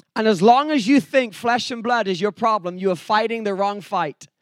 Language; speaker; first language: English; native; English